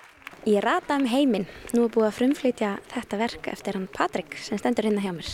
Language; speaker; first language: Icelandic; native; Icelandic